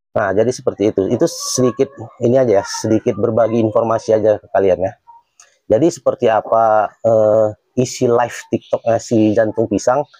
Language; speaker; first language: Indonesian; native; Indonesian